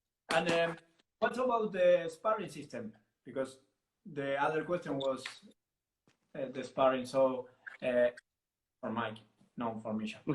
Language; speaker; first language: English; non-native, learner; Italian